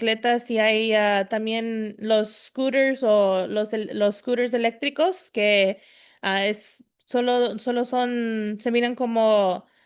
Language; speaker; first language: Spanish; early bilingual, heritage; Spanish